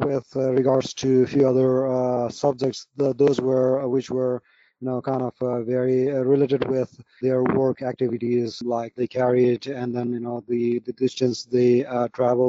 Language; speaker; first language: English; non-native, local second language; Nepali